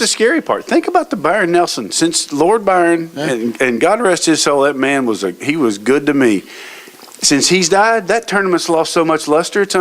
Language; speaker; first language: English; native; English